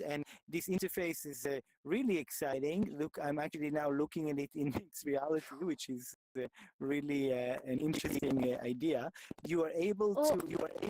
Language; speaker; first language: English; non-native, fluent; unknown